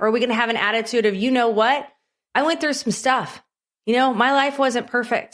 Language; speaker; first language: English; native; English